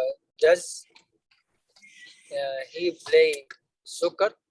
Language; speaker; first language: English; non-native, learner; Arabic